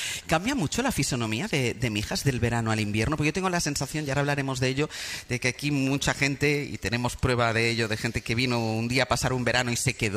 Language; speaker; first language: Spanish; native; Spanish